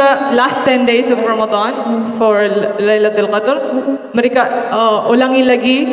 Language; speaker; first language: Indonesian; non-native, fluent; Maranao